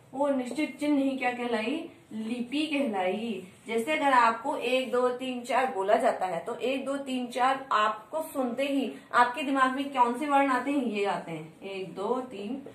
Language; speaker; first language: Hindi; native; Hindi